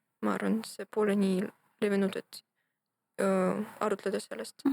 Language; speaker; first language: Estonian; non-native, local second language; Russian